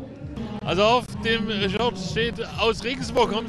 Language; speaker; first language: German; native; German